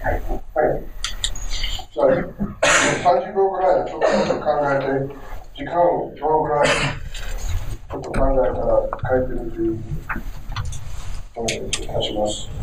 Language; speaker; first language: Japanese; non-native, learner; English